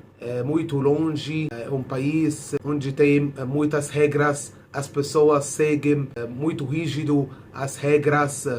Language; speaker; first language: Portuguese; non-native, fluent; Arabic